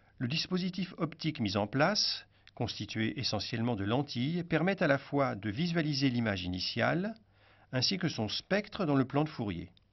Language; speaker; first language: French; native; French